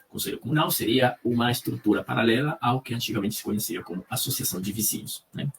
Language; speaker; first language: Portuguese; non-native, fluent; Spanish